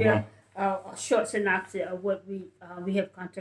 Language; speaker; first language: English; native; English